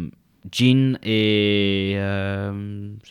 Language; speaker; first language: French; non-native, learner; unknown